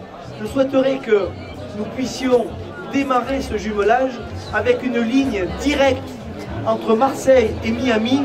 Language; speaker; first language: French; native; French